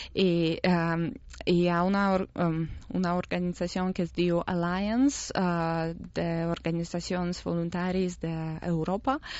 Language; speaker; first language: Catalan; non-native, fluent; Russian